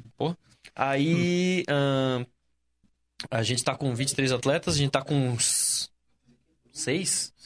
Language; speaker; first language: Portuguese; native; Portuguese